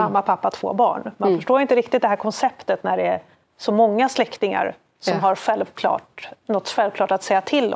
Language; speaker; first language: Swedish; native; Swedish